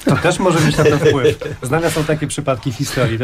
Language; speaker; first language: Polish; native; Polish